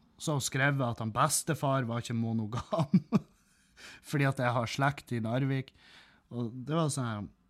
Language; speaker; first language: Norwegian; native; Norwegian